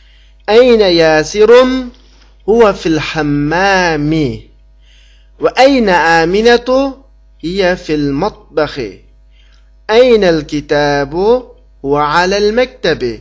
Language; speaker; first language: Arabic; non-native, fluent; Uyghur